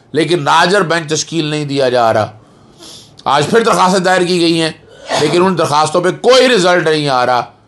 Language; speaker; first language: Urdu; non-native, local second language; Punjabi